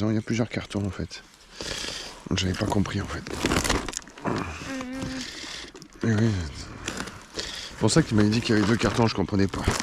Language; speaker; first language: French; native; French